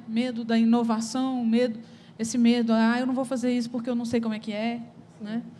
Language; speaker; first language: Portuguese; native; Portuguese